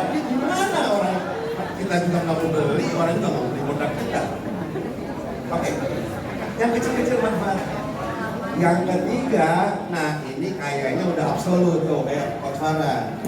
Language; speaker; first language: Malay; non-native, local second language; Sundanese